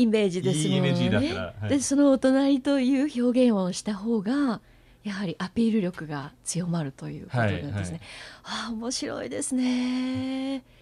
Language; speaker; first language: Japanese; native; Japanese